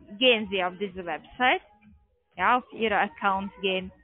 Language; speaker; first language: German; non-native, learner; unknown